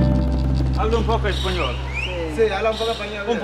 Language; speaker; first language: Spanish; non-native, learner; Serbian